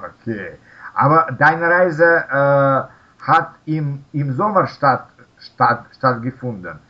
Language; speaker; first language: German; non-native, learner; Russian